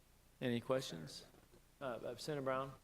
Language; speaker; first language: English; native; English